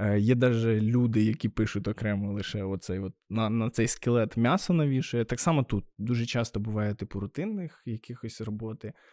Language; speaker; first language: Ukrainian; native; Ukrainian